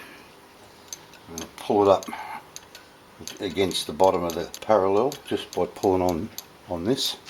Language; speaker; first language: English; native; English